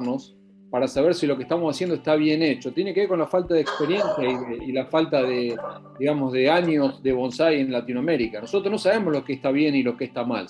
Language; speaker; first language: Spanish; native; Spanish